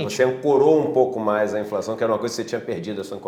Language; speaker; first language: Portuguese; native; Portuguese